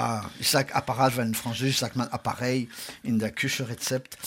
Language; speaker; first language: German; non-native, fluent; French